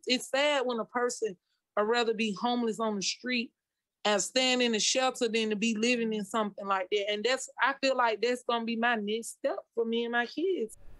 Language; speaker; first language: English; native; English